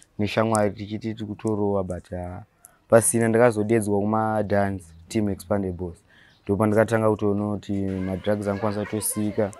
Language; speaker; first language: Shona; native; Shona